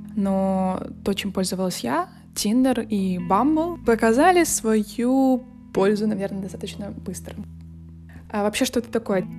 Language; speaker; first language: Russian; native; Russian